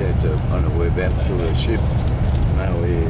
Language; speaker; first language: English; non-native, learner; Vietnamese